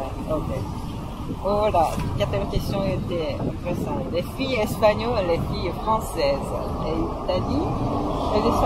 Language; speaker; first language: French; non-native, fluent; Japanese